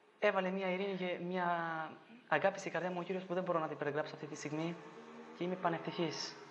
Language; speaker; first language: Greek; non-native, fluent; Albanian